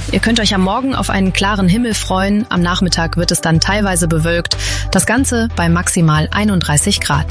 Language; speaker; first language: German; native; German